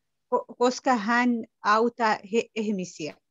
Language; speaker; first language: Finnish; non-native, learner; Arabic